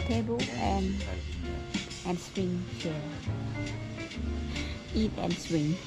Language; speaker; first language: English; non-native, learner; Thai